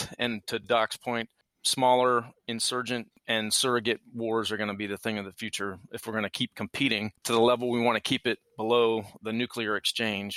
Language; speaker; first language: English; native; English